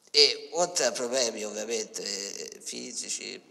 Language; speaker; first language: Italian; native; Italian